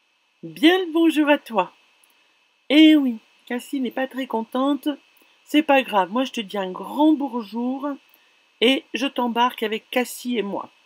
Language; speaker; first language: French; native; French